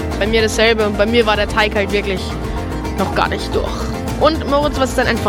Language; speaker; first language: German; native; German